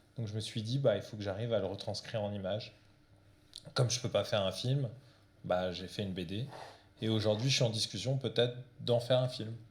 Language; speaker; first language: French; early bilingual, other home language; Portuguese